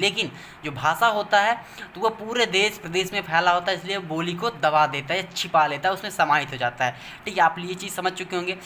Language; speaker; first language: Hindi; native; Hindi